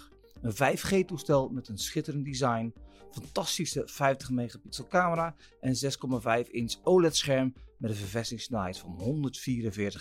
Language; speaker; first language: Dutch; native; Dutch